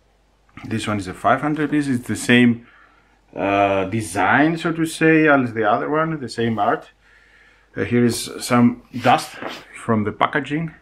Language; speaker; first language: English; non-native, fluent; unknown